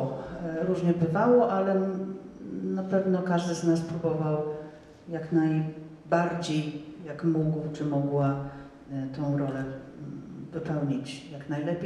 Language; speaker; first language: Polish; non-native, fluent; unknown